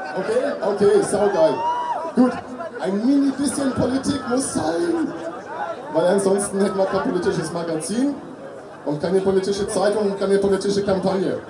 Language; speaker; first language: German; native; German